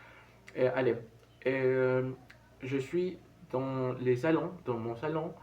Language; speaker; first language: French; non-native, learner; Spanish